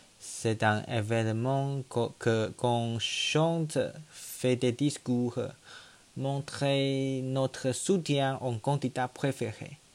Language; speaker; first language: French; non-native, learner; Chinese